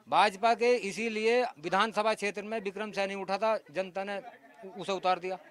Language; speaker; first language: Hindi; native; Hindi